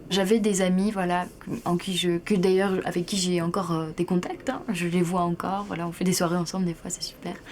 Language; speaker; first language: French; native; French